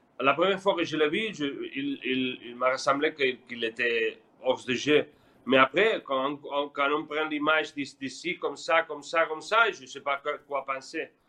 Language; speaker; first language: French; non-native, learner; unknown